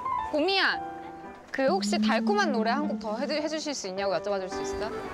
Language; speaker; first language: Korean; native; Korean